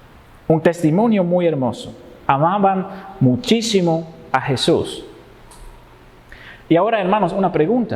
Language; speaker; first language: Spanish; non-native, fluent; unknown